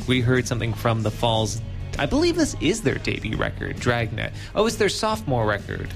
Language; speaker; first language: English; native; English